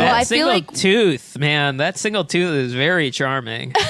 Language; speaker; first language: English; native; English